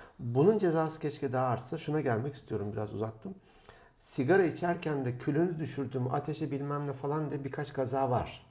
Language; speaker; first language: Turkish; native; Turkish